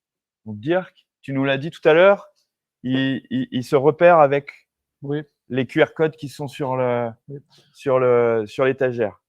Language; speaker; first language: French; native; French